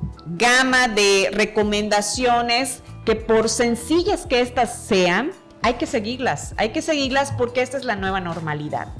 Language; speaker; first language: Spanish; native; Spanish